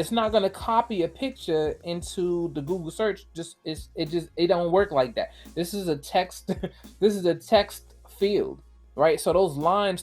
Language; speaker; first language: English; native; English